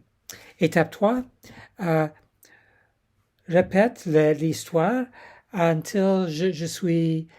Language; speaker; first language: French; non-native, learner; English